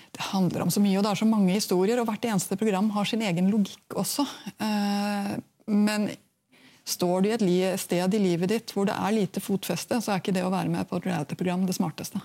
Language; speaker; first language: Norwegian; native; Norwegian